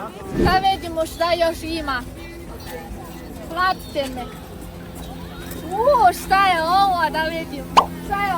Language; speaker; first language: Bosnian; non-native, learner; Chinese